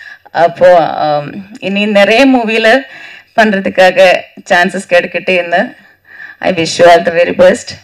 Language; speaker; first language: Tamil; non-native, learner; Malayalam